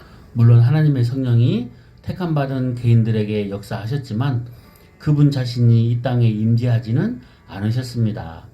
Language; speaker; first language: Korean; native; Korean